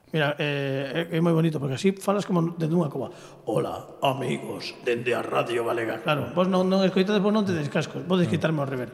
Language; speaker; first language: Galician; native; Galician